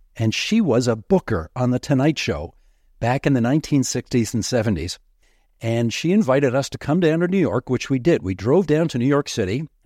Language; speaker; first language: English; native; English